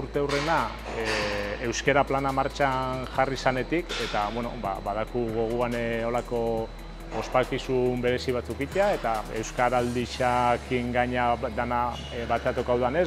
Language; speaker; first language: Basque; native; Basque